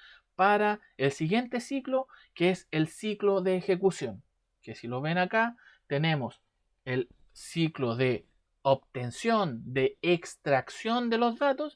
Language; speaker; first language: Spanish; native; Spanish